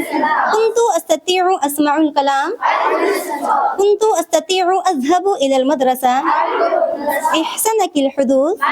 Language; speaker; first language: Arabic; non-native, learner; Urdu